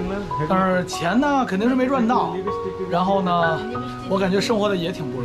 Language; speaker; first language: Chinese; native; Chinese